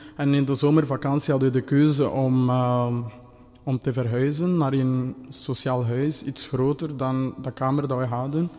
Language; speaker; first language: Dutch; non-native, fluent; Kinyarwanda